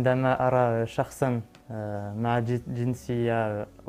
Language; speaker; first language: Arabic; non-native, learner; French